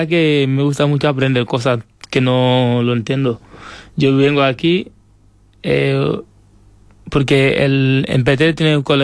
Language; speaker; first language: Spanish; non-native, fluent; Wolof